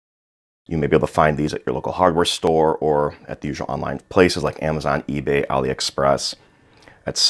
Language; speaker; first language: English; native; English